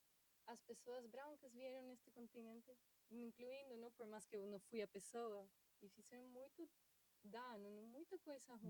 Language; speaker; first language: Portuguese; non-native, fluent; Spanish